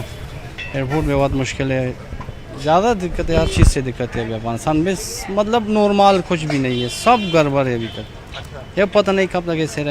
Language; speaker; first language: Hindi; non-native, learner; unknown